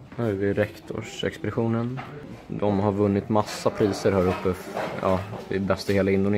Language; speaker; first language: Swedish; native; Swedish